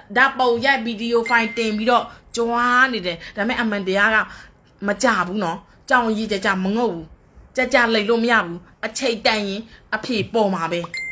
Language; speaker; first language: Burmese; non-native, local second language; S'gaw Karen